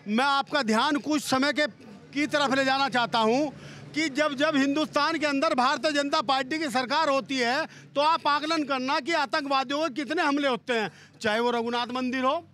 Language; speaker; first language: Hindi; native; Hindi